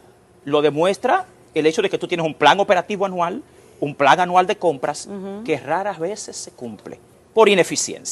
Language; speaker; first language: Spanish; native; Spanish